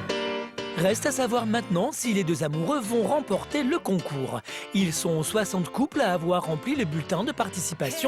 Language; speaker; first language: French; native; French